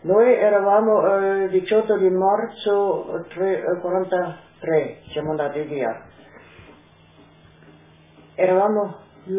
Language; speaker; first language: Italian; non-native, local second language; Slovenian